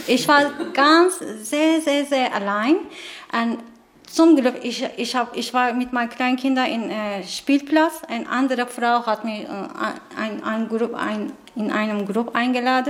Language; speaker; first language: German; non-native, learner; Turkish